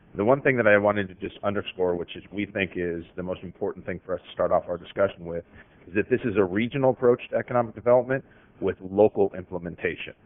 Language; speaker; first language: English; native; English